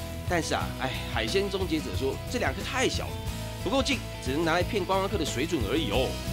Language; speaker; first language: Chinese; native; Chinese